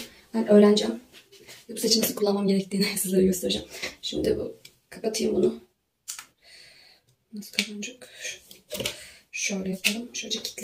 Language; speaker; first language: Turkish; native; Turkish